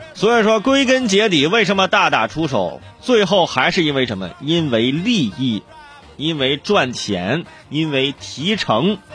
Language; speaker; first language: Chinese; native; Chinese